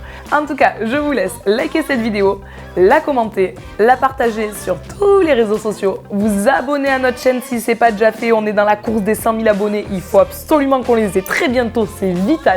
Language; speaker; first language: French; native; French